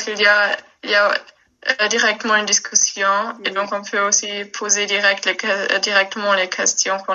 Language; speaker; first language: French; non-native, local second language; Luxembourgish